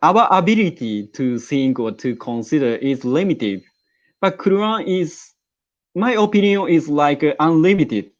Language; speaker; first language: English; non-native, learner; Japanese